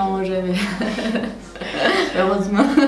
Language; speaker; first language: French; non-native, fluent; Armenian